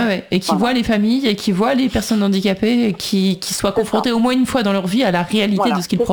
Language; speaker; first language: French; native; French